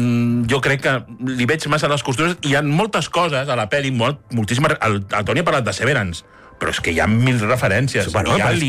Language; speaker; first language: Catalan; native; Catalan